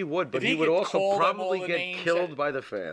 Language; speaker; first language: English; native; English